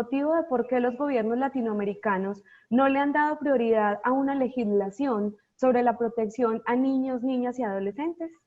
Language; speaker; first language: Spanish; native; Spanish